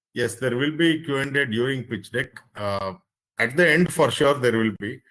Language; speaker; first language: English; non-native, local second language; Kannada